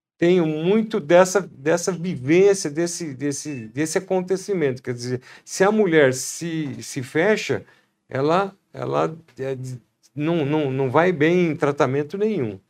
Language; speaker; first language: Portuguese; native; Portuguese